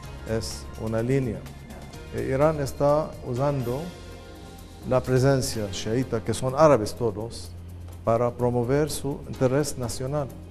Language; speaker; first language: Spanish; non-native, fluent; Arabic